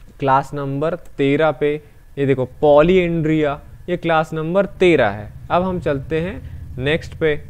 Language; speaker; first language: Hindi; native; Hindi